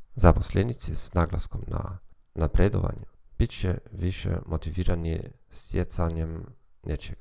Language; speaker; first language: Croatian; non-native, fluent; German